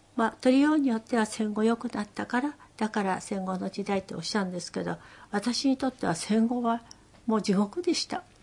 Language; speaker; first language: Japanese; native; Japanese